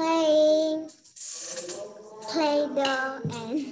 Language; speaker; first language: English; non-native, learner; Indonesian